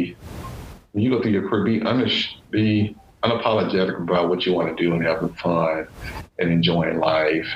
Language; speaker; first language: English; native; English